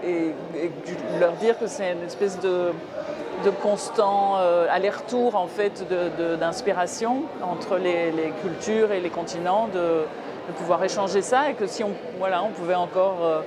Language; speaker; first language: French; native; French